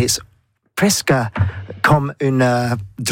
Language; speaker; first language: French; non-native, learner; English